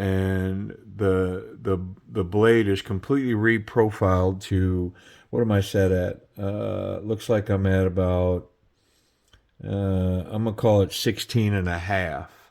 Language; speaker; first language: English; native; English